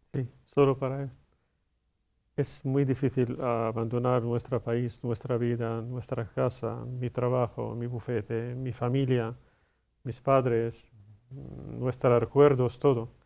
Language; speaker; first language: Spanish; non-native, learner; Arabic